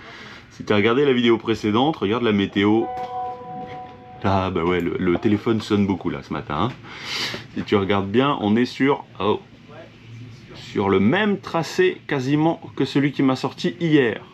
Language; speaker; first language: French; native; French